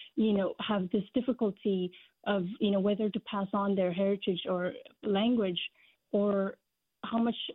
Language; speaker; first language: English; non-native, fluent; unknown